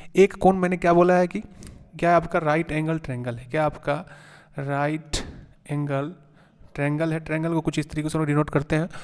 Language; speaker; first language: Hindi; native; Hindi